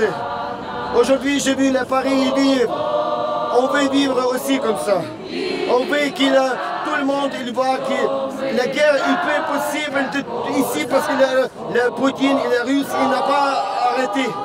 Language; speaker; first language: French; non-native, learner; Ukrainian